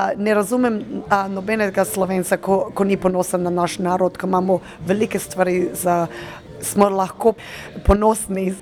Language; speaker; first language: Slovenian; early bilingual, heritage; Slovenian